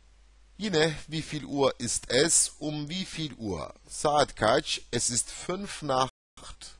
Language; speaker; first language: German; non-native, fluent; Turkish